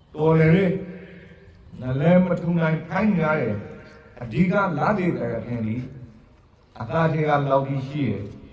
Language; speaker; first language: Burmese; native; Burmese